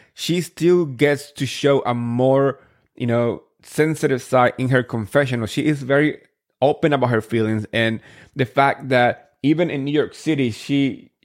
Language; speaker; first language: English; non-native, fluent; Spanish